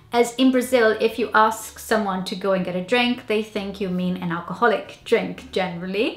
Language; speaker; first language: English; non-native, fluent; Portuguese